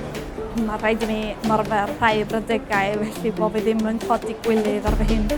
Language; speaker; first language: Welsh; non-native, learner; Spanish